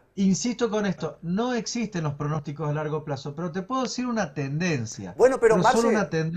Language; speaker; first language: Spanish; native; Spanish